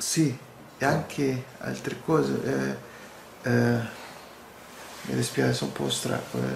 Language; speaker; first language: Italian; non-native, learner; Portuguese